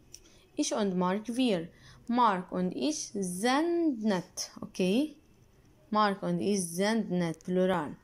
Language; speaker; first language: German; non-native, learner; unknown